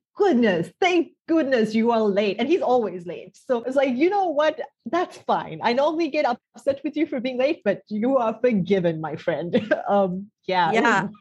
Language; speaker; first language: English; non-native, local second language; Sinhala